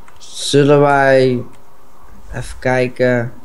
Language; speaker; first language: Dutch; native; Dutch